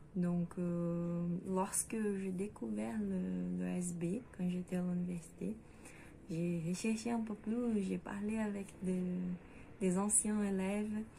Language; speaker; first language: French; non-native, fluent; Portuguese